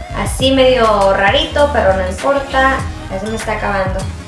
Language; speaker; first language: Spanish; early bilingual, heritage; Spanish